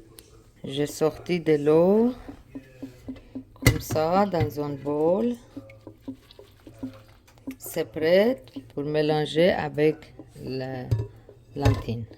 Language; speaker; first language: French; non-native, learner; Persian